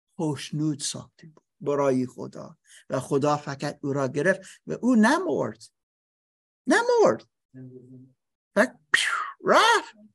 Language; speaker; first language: Persian; non-native, learner; English